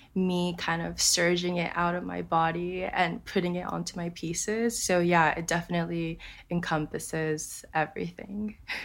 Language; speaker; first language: English; early bilingual, other home language; Japanese